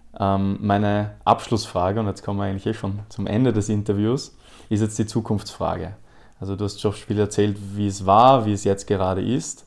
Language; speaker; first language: German; native; German